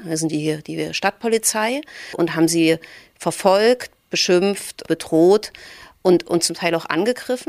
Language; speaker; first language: German; native; German